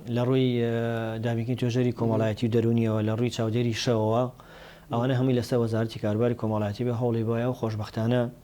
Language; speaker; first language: Central Kurdish; native; Central Kurdish